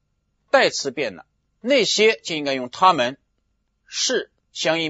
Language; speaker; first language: Chinese; native; Chinese